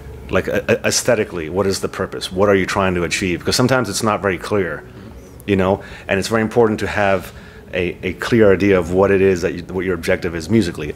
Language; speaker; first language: English; native; English